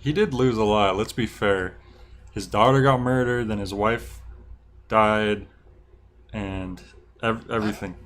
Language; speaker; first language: English; native; English